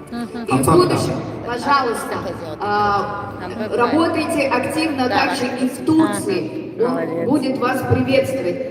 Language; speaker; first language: Russian; native; Russian